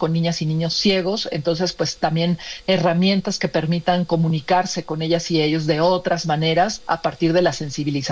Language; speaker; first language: Spanish; native; Spanish